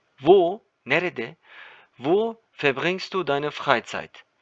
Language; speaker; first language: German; non-native, fluent; Turkish